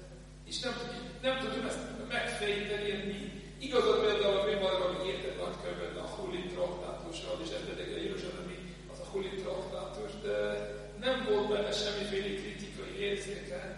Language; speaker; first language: Hungarian; non-native, fluent; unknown